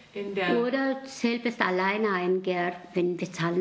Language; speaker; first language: German; non-native, learner; Mongolian